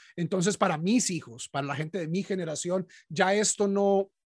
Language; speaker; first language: Spanish; native; Spanish